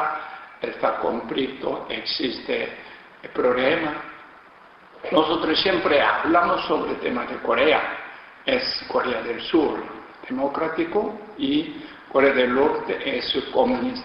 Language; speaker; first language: Spanish; non-native, learner; Korean